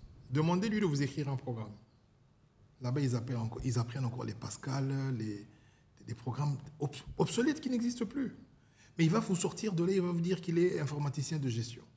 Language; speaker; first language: French; non-native, local second language; Lingala